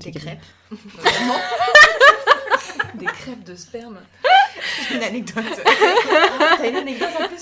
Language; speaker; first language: French; native; French